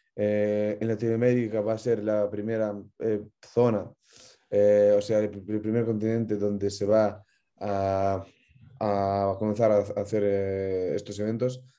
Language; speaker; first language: Spanish; non-native, fluent; Ukrainian